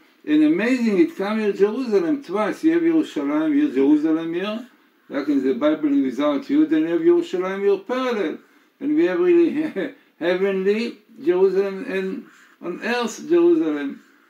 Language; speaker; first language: English; non-native, fluent; Hebrew